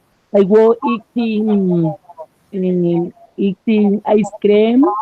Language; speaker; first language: English; non-native, learner; Spanish